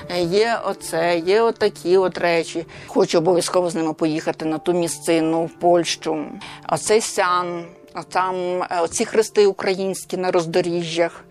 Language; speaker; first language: Ukrainian; native; Ukrainian